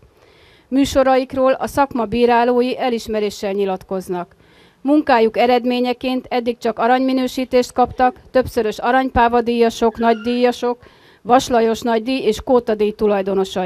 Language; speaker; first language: Hungarian; native; Hungarian